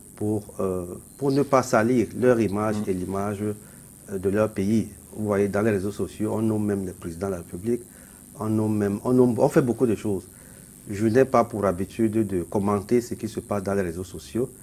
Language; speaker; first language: French; non-native, local second language; Basaa